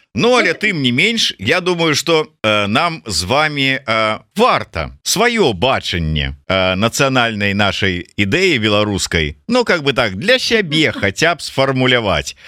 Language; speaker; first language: Belarusian; native; Belarusian